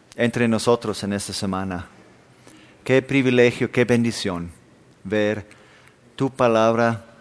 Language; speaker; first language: Spanish; non-native, fluent; Danish